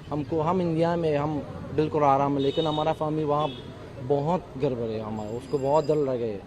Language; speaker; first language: Hindi; non-native, learner; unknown